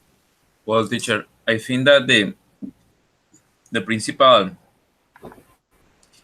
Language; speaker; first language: English; non-native, learner; Spanish